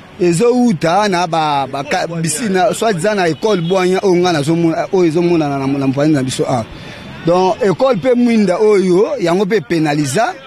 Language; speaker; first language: Lingala; native; Lingala